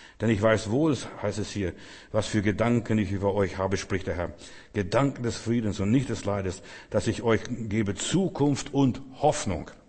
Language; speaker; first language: German; early bilingual, other home language; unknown